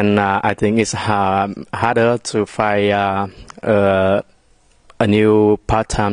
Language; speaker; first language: English; non-native, learner; Vietnamese